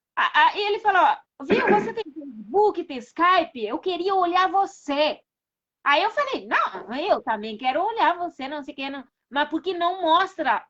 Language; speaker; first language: Portuguese; non-native, local second language; Kabuverdianu